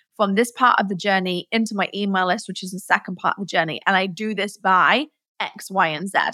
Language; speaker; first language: English; native; English